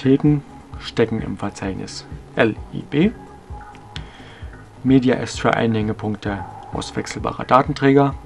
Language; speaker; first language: German; native; German